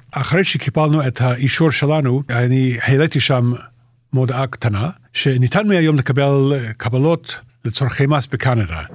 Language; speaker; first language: Hebrew; non-native, fluent; English